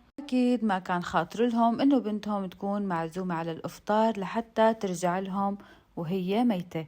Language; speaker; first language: Arabic; native; Arabic